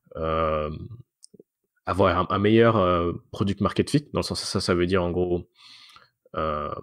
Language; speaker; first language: French; native; French